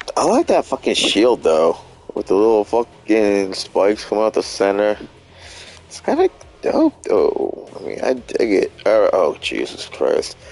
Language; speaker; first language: English; native; English